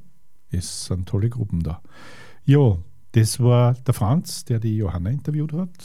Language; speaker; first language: German; native; German